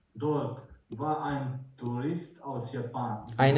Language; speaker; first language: German; non-native, learner; Croatian